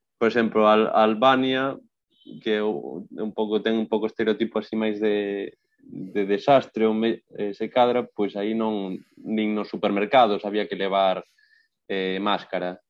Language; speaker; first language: Galician; non-native, local second language; Spanish